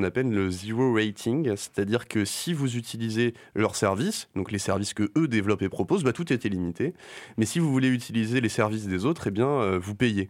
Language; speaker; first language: French; native; French